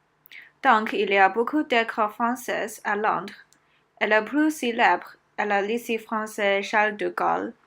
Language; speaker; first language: French; non-native, learner; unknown